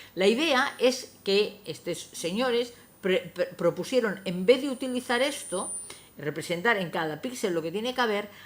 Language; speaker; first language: Spanish; non-native, local second language; Galician